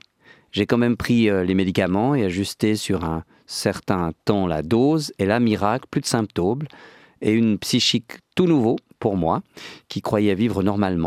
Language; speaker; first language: French; native; French